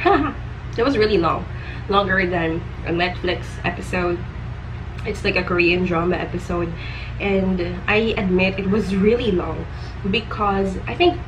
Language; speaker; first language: English; non-native, local second language; Filipino